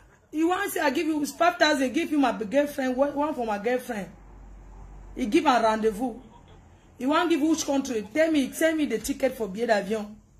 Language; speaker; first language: English; non-native, local second language; French